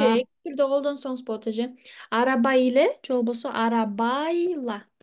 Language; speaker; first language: Turkish; non-native, fluent; Kyrgyz